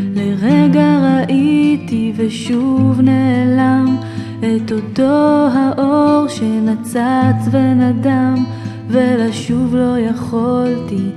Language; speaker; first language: Hebrew; early bilingual, other home language; English